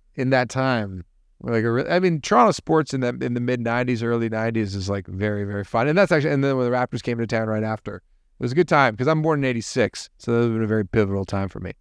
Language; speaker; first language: English; native; English